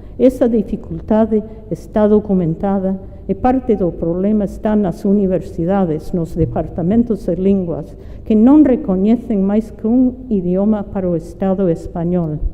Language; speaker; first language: Galician; non-native, fluent; English